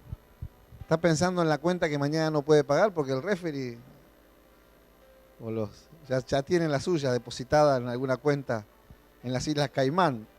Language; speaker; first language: Spanish; native; Spanish